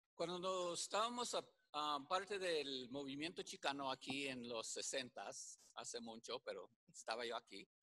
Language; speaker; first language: Spanish; early bilingual, heritage; Spanish